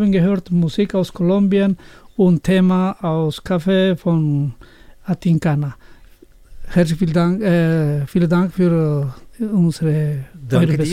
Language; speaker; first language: German; non-native, learner; Spanish